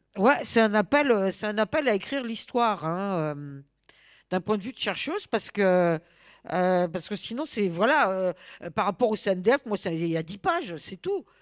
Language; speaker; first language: French; native; French